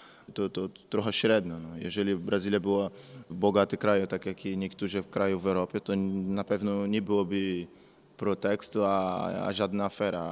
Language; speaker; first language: Polish; non-native, learner; Portuguese